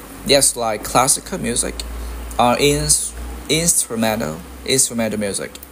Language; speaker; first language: English; non-native, fluent; Vietnamese